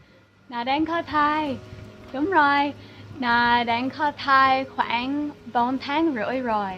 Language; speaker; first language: Vietnamese; non-native, fluent; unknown